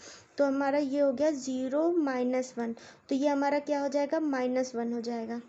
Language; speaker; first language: Hindi; native; Hindi